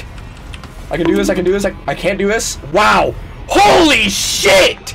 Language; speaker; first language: English; native; English